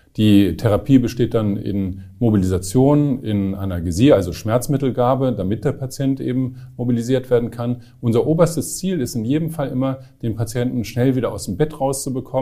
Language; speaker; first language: German; native; German